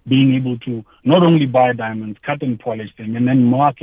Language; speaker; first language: English; non-native, local second language; Tswana